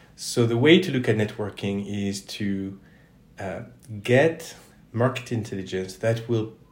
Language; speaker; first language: English; non-native, fluent; French